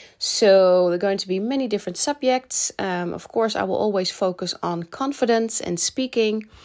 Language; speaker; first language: English; non-native, fluent; Dutch